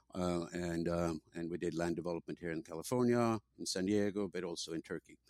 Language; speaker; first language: English; non-native, fluent; Norwegian